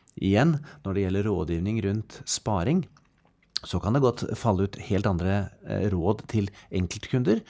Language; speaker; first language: Norwegian; native; Norwegian